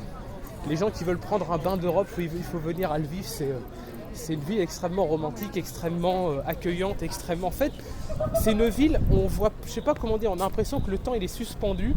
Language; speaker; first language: French; native; French